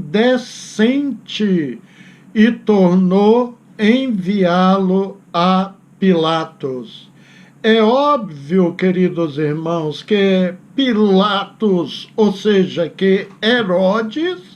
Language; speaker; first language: Portuguese; native; Portuguese